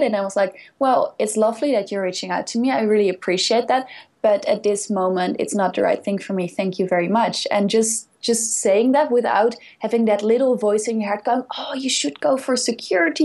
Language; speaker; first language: English; non-native, fluent; Dutch